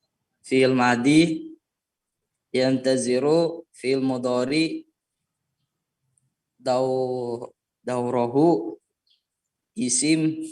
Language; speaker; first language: Arabic; non-native, learner; Indonesian